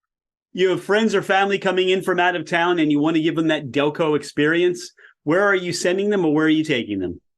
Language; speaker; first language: English; native; English